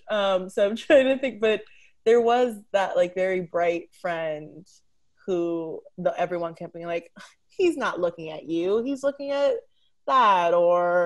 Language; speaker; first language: English; native; English